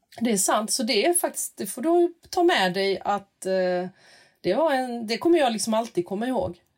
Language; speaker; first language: Swedish; early bilingual, other home language; Macedonian